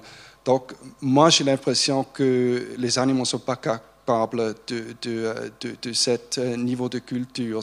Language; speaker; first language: French; non-native, fluent; German